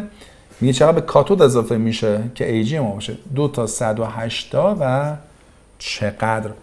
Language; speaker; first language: Persian; native; Persian